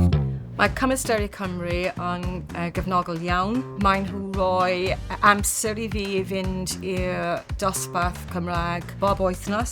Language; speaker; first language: Welsh; non-native, learner; English